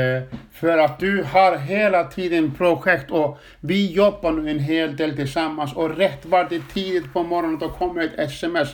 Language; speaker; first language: Swedish; non-native, fluent; Icelandic